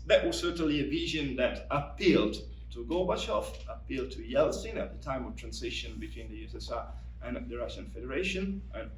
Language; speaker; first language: English; non-native, fluent; Italian